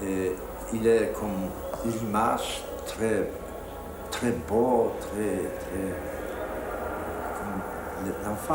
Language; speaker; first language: French; non-native, fluent; Polish